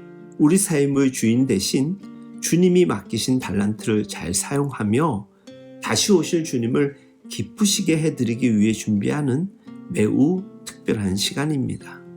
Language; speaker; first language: Korean; native; Korean